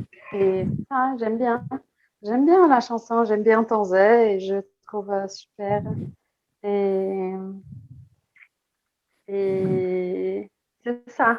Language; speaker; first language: French; non-native, fluent; Portuguese